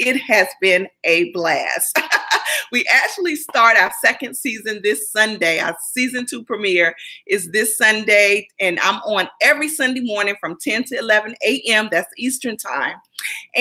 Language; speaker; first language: English; native; English